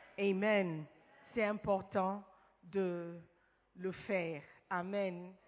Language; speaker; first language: French; non-native, fluent; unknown